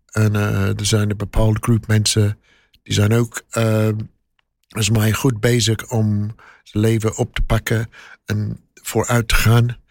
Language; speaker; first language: Dutch; non-native, learner; English